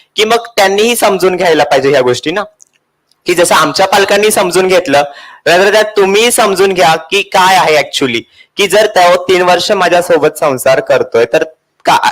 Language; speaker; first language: Marathi; native; Marathi